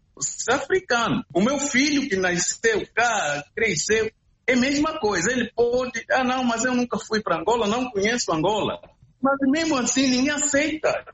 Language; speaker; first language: Portuguese; native; Portuguese